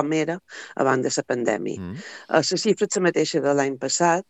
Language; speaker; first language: Catalan; native; Catalan